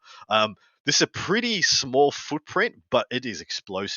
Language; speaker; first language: English; native; English